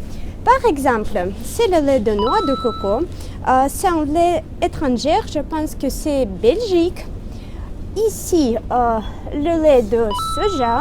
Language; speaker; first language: French; non-native, fluent; Russian